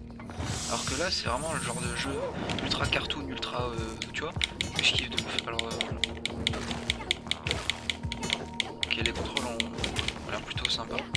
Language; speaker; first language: French; native; French